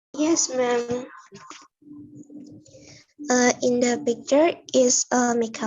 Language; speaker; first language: English; non-native, learner; Indonesian